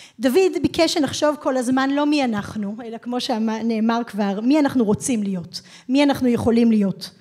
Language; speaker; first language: Hebrew; native; Hebrew